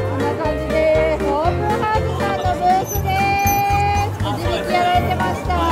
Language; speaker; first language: Japanese; native; Japanese